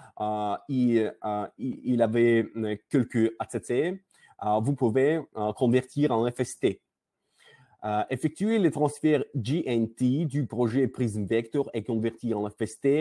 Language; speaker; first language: French; non-native, learner; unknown